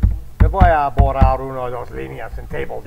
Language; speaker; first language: Spanish; non-native, fluent; English